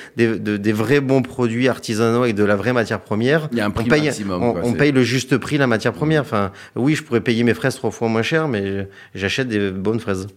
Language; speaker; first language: French; native; French